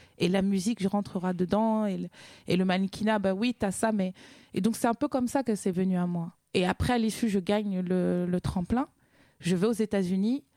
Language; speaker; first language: French; native; French